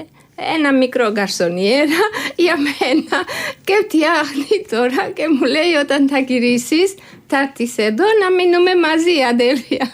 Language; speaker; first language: Greek; non-native, learner; Georgian